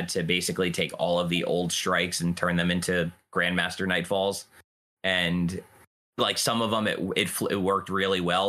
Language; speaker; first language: English; native; English